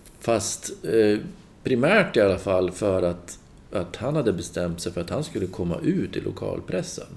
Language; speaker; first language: Swedish; native; Swedish